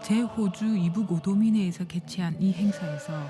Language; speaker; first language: Korean; native; Korean